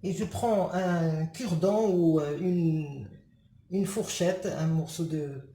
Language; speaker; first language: French; non-native, local second language; Arabic